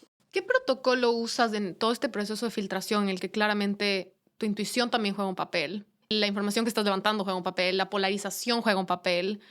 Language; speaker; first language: Spanish; native; Spanish